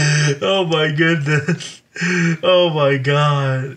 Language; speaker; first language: English; native; English